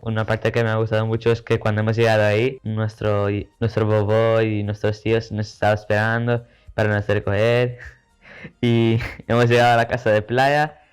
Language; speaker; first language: Spanish; early bilingual, heritage; Spanish